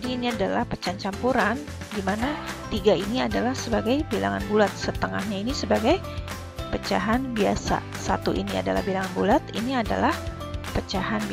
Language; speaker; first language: Indonesian; native; Indonesian